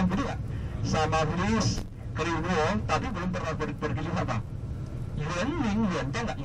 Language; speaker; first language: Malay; non-native, fluent; Chinese